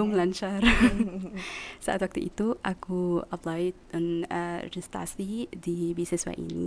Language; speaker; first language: Indonesian; non-native, learner; Arabic